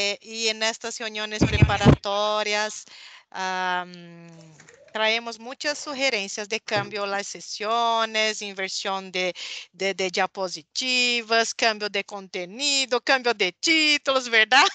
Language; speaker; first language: Spanish; non-native, fluent; Portuguese